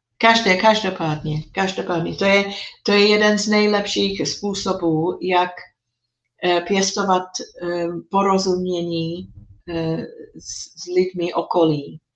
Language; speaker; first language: Czech; non-native, fluent; English